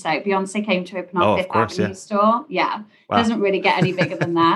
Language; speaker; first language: English; native; English